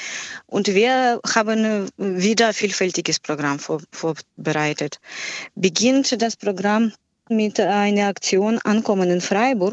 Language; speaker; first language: German; non-native, fluent; Ukrainian